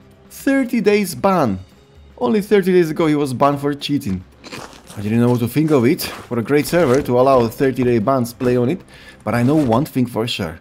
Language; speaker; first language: English; non-native, fluent; Slovak